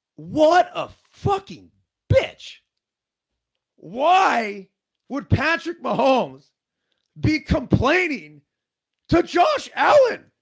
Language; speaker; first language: English; native; English